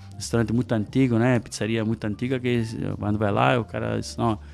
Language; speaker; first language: Portuguese; non-native, fluent; Italian